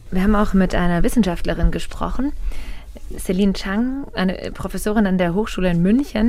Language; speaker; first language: German; native; German